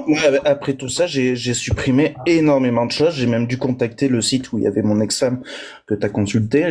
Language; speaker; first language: French; native; French